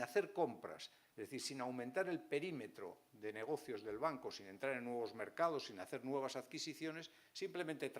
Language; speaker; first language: Spanish; native; Spanish